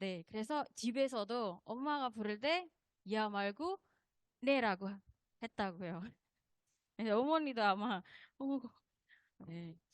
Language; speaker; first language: Korean; non-native, fluent; Indonesian